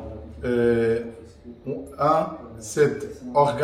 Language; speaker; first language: French; non-native, learner; Portuguese